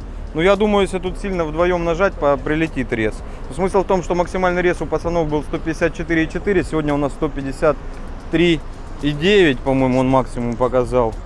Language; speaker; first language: Russian; native; Russian